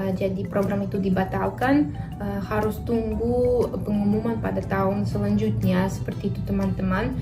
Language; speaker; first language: Indonesian; non-native, fluent; Russian